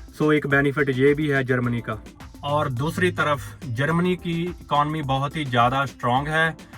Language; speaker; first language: Hindi; non-native, local second language; Punjabi